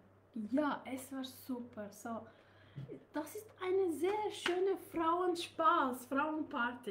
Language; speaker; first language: German; non-native, learner; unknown